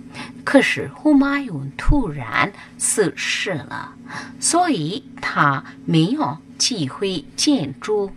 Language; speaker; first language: Chinese; non-native, fluent; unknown